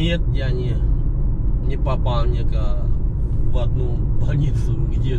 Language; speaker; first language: Russian; non-native, fluent; Khmer